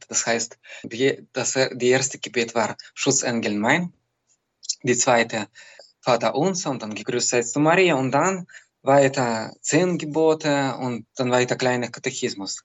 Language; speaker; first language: German; non-native, learner; Belarusian